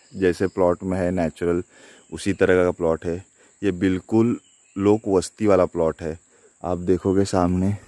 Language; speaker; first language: Hindi; non-native, local second language; Marathi